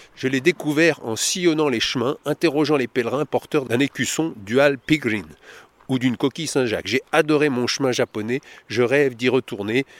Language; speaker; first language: French; native; French